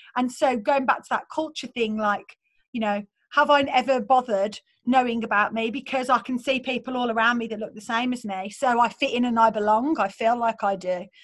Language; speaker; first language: English; native; English